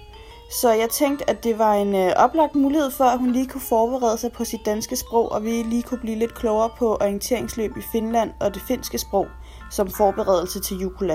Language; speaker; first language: Danish; native; Danish